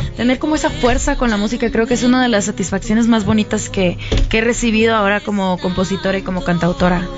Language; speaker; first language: Spanish; native; Spanish